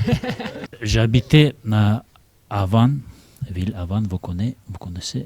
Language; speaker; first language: French; non-native, learner; Russian